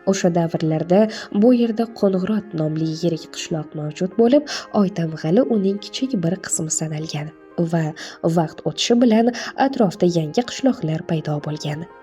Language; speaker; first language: Uzbek; native; Uzbek